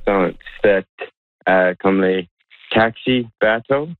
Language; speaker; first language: French; non-native, local second language; English